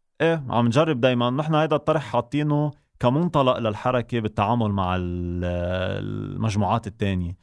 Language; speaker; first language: Arabic; native; Arabic